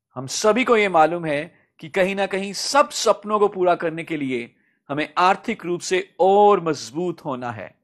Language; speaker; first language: Hindi; native; Hindi